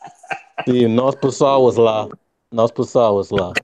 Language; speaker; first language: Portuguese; non-native, learner; English